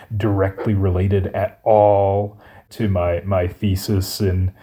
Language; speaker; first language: English; native; English